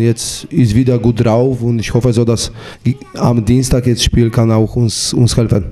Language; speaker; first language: German; non-native, fluent; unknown